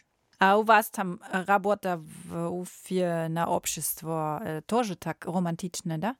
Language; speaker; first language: Russian; non-native, learner; German